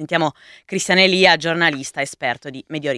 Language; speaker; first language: Italian; native; Italian